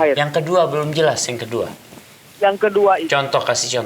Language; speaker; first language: Malay; native; Malay